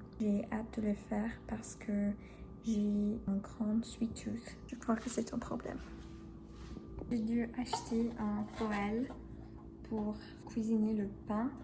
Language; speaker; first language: French; non-native, learner; Spanish